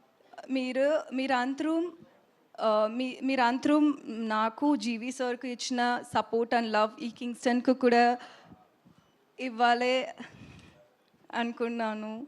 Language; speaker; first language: Telugu; non-native, learner; Tamil